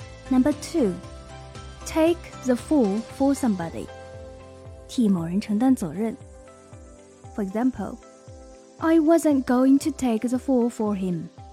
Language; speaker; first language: English; non-native, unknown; Chinese